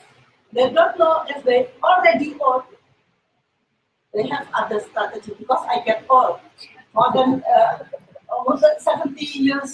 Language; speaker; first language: English; non-native, learner; Indonesian